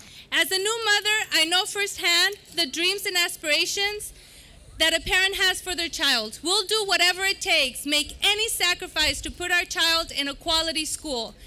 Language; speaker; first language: English; early bilingual, other home language; Spanish